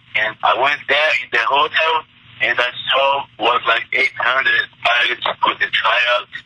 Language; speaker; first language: English; non-native, fluent; Portuguese